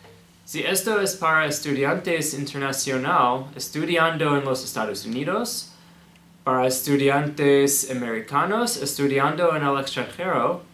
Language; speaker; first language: Spanish; non-native, learner; English